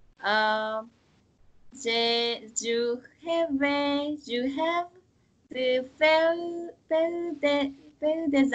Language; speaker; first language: French; non-native, learner; Korean